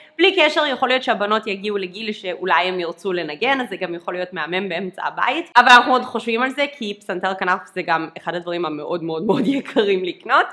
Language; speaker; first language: Hebrew; early bilingual, other home language; English